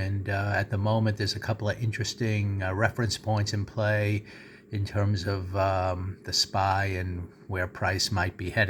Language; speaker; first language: English; native; English